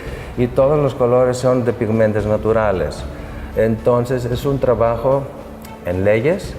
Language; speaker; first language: Spanish; non-native, fluent; Greek